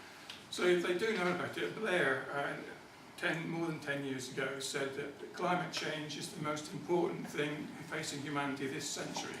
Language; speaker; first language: English; native; English